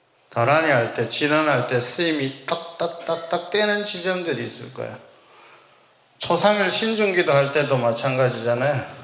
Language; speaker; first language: Korean; native; Korean